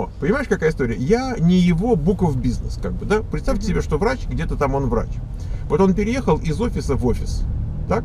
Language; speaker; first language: Russian; native; Russian